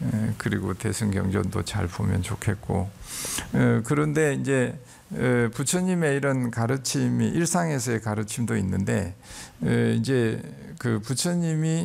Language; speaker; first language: Korean; native; Korean